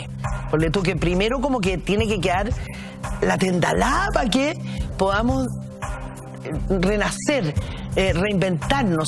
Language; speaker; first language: Spanish; native; Spanish